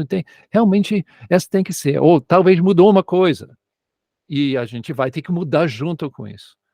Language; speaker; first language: Portuguese; non-native, fluent; English